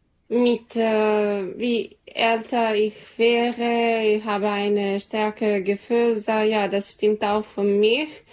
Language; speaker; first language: German; non-native, learner; Serbian